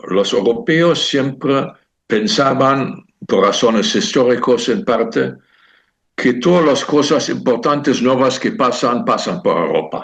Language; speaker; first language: Spanish; non-native, fluent; German